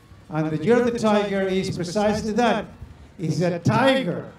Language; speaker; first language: English; non-native, fluent; Spanish